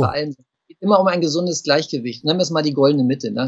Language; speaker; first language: German; native; German